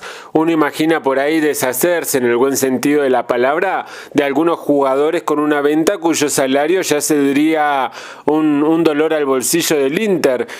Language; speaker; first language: Spanish; native; Spanish